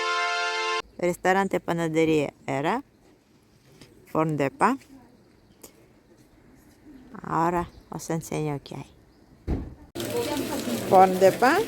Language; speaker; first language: Spanish; non-native, fluent; Russian